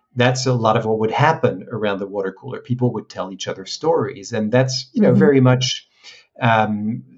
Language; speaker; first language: English; non-native, fluent; French